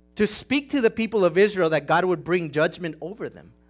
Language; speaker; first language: English; non-native, fluent; Spanish